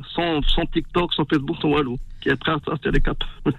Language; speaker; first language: French; native; French